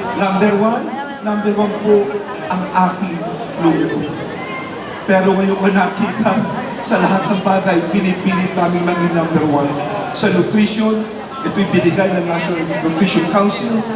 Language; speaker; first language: Filipino; native; Filipino